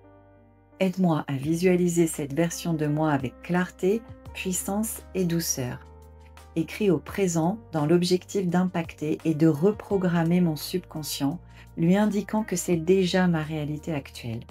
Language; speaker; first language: French; native; French